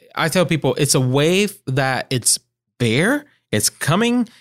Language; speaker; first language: English; non-native, fluent; Spanish